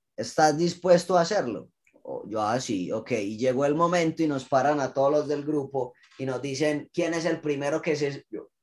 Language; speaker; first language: Spanish; native; Spanish